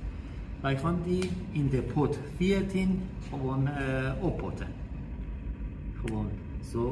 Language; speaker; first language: Dutch; non-native, learner; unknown